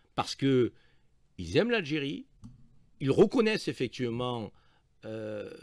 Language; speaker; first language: French; native; French